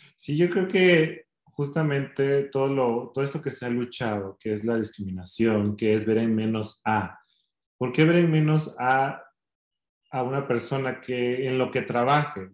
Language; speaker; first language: Spanish; native; Spanish